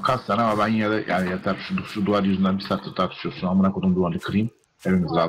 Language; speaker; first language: Turkish; native; Turkish